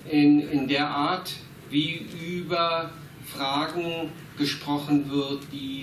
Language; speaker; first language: German; native; German